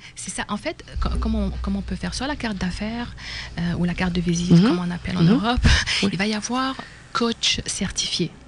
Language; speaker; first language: French; non-native, local second language; Arabic